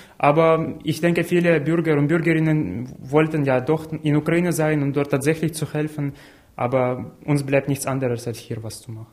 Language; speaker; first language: German; non-native, fluent; Ukrainian